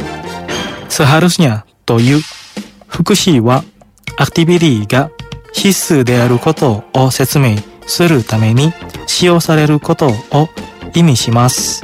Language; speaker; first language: Japanese; non-native, fluent; Indonesian